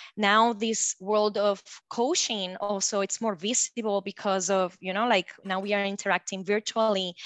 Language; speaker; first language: English; non-native, fluent; Spanish